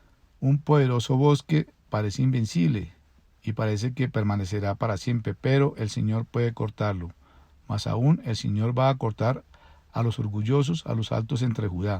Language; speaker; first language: Spanish; native; Spanish